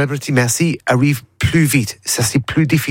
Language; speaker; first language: French; non-native, learner; English